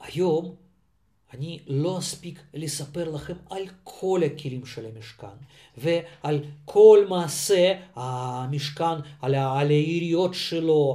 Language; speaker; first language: Hebrew; non-native, fluent; Russian